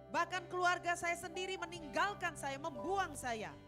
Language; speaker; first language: Indonesian; native; Indonesian